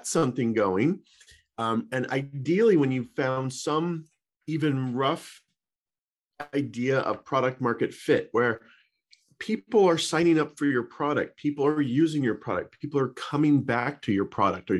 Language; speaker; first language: English; native; English